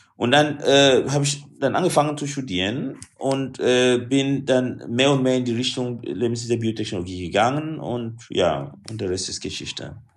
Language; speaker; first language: German; non-native, fluent; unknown